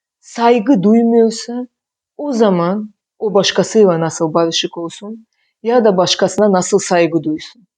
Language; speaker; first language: Turkish; non-native, fluent; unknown